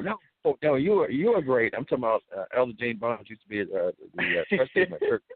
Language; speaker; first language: English; native; English